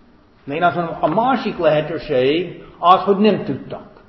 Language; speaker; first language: Hungarian; non-native, fluent; English